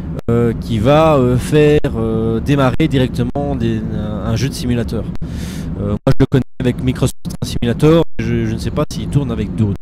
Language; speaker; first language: French; native; French